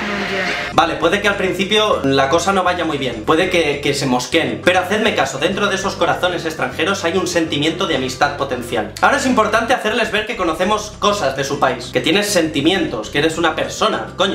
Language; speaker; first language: Spanish; native; Spanish